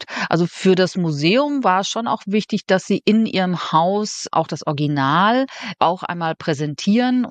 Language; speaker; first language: German; native; German